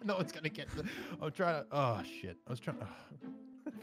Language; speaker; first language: English; native; English